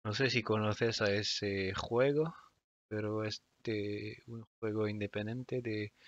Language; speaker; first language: Spanish; non-native, learner; French